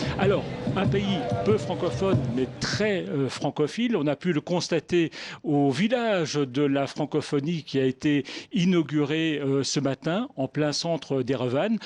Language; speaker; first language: French; native; French